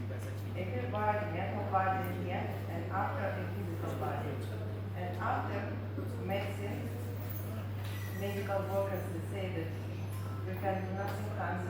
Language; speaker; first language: English; non-native, learner; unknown